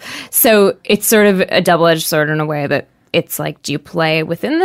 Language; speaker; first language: English; native; English